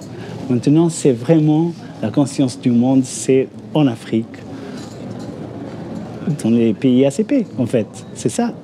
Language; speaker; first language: French; non-native, fluent; Portuguese